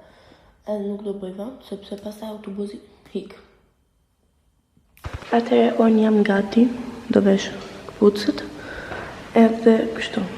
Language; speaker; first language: Albanian; early bilingual, heritage; Albanian